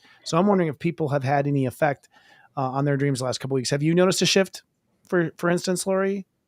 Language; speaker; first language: English; native; English